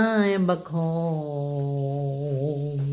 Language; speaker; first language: English; non-native, learner; Filipino